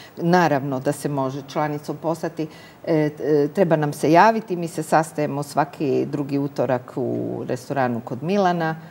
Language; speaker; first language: Croatian; native; Croatian